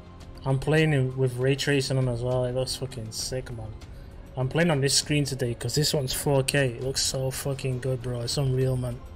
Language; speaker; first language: English; native; English